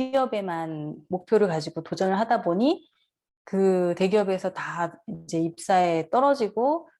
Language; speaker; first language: Korean; native; Korean